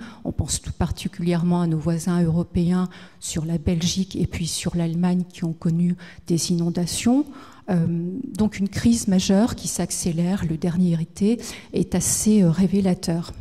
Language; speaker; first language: French; native; French